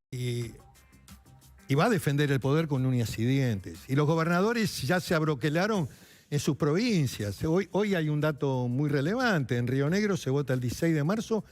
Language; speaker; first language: Spanish; native; Spanish